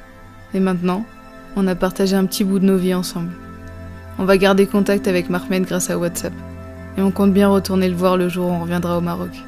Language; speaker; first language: French; native; French